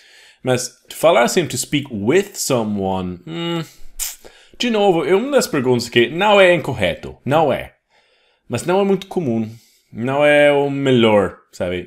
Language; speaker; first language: Portuguese; non-native, fluent; English